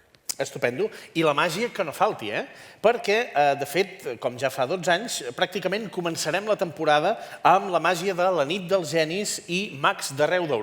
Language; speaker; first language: Catalan; native; Catalan